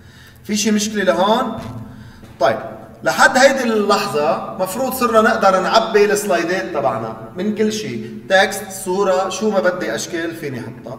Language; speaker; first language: Arabic; native; Arabic